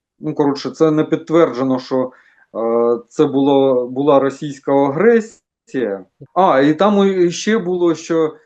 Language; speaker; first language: Ukrainian; non-native, local second language; Russian